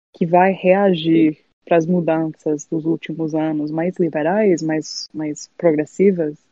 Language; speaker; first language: Portuguese; non-native, fluent; English